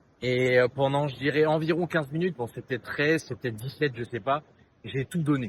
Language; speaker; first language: French; native; French